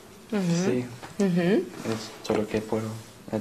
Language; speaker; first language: Spanish; non-native, learner; English